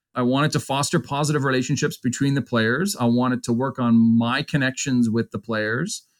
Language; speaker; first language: English; native; English